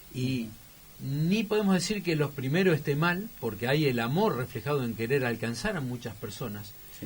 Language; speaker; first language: Spanish; native; Spanish